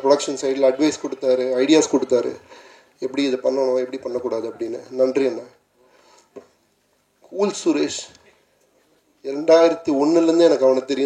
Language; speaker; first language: Tamil; native; Tamil